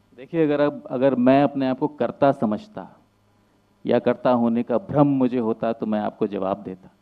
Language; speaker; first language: Hindi; native; Hindi